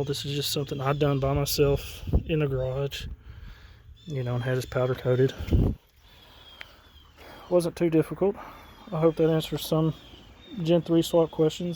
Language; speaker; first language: English; native; English